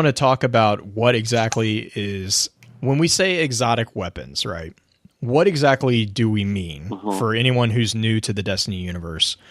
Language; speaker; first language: English; native; English